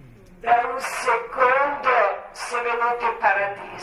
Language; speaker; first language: Italian; non-native, learner; Croatian